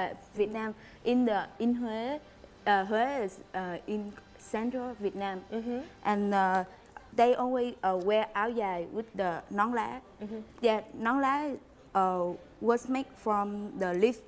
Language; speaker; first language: English; non-native, learner; Vietnamese